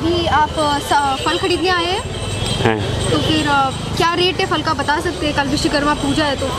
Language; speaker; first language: Hindi; native; Hindi